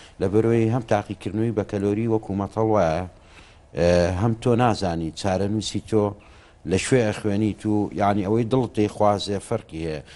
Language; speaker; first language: Central Kurdish; native; Central Kurdish